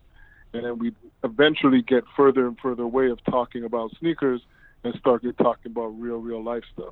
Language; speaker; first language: English; native; English